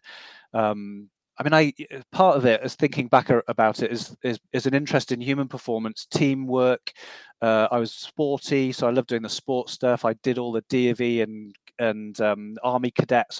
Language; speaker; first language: English; native; English